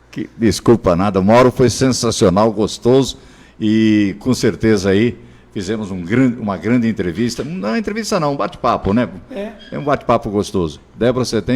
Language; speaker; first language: Portuguese; native; Portuguese